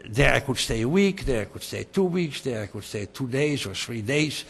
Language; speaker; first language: English; non-native, fluent; Dutch